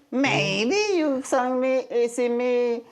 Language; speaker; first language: English; non-native, learner; Spanish